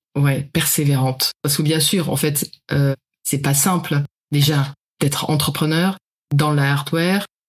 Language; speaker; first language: French; non-native, fluent; Dutch